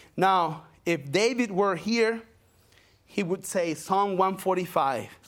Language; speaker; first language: English; non-native, fluent; Spanish